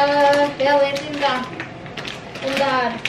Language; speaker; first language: Swedish; early bilingual, heritage; Swedish